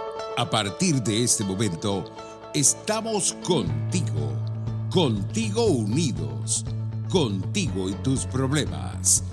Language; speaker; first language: Spanish; native; Spanish